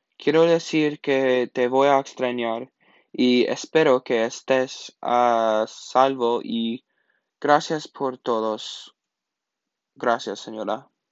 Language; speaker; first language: Spanish; non-native, learner; English